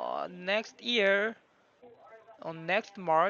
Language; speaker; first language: English; non-native, learner; Korean